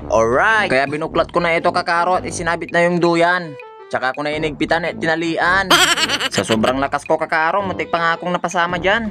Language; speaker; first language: Filipino; non-native, local second language; Pangasinan